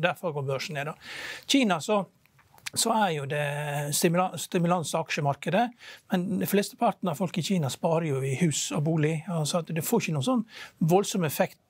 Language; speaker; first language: Norwegian; native; Norwegian